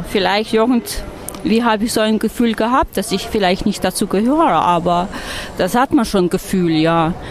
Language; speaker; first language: German; non-native, fluent; Russian